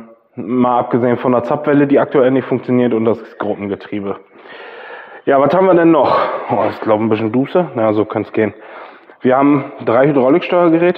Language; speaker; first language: German; native; German